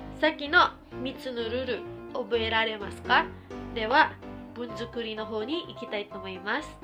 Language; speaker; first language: Japanese; non-native, local second language; Filipino